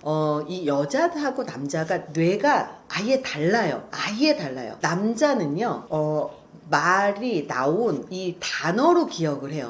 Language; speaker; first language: Korean; native; Korean